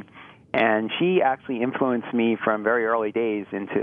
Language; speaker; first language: English; native; English